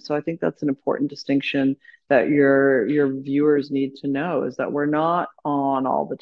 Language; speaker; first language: English; native; English